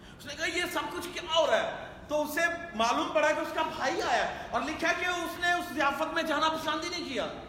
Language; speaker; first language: Urdu; non-native, local second language; Punjabi